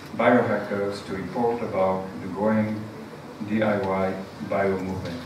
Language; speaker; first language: English; non-native, fluent; Hebrew